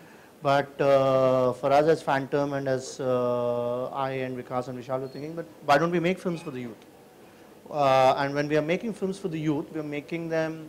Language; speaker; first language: English; non-native, local second language; Hindi